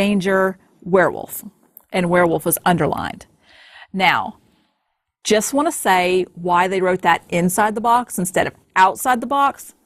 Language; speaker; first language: English; native; English